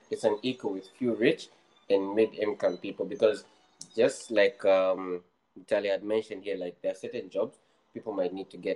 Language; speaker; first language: English; non-native, local second language; Nyanja